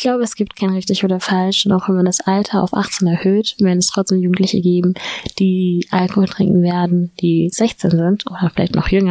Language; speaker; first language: German; native; German